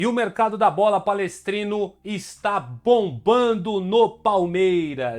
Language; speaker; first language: Portuguese; native; Portuguese